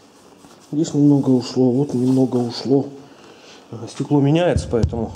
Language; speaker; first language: Russian; native; Russian